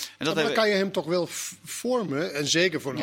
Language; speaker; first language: Dutch; non-native, fluent; Danish